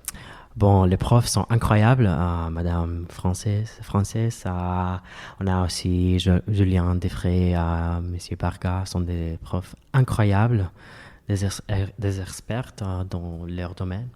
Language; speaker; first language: French; non-native, fluent; Spanish